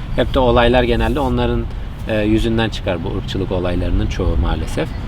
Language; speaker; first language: Turkish; native; Turkish